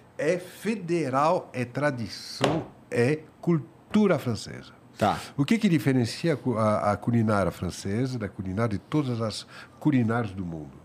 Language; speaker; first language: Portuguese; non-native, fluent; French